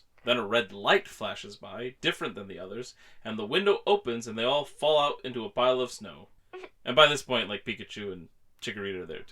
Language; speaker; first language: English; native; English